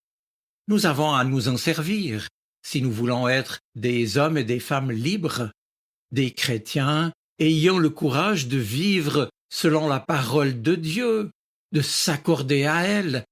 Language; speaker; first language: French; native; French